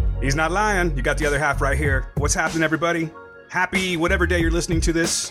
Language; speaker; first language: English; native; English